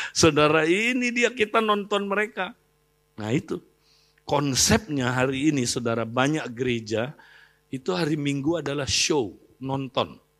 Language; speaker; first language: Indonesian; native; Indonesian